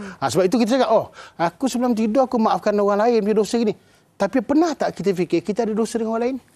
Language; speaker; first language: Malay; native; Malay